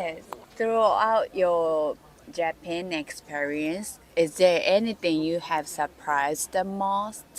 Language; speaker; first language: English; non-native, learner; Japanese